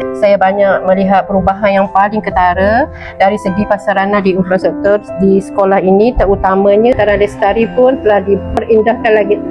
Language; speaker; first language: Malay; native; Malay